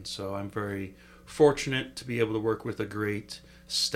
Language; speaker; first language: English; native; English